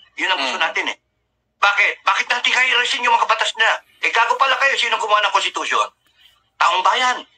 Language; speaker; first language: Filipino; native; Filipino